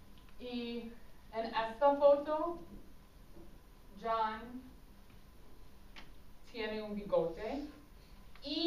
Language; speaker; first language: Spanish; non-native, fluent; English